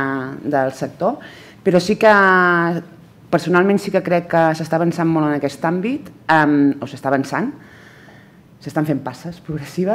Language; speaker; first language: Catalan; native; Catalan